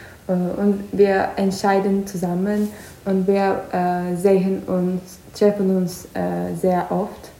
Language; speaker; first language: German; non-native, learner; Turkish